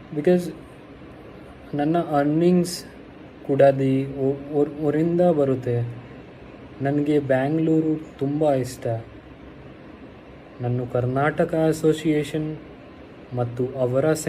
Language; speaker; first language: Kannada; non-native, local second language; Hindi